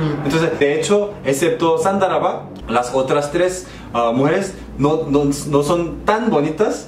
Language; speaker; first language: Spanish; non-native, fluent; Korean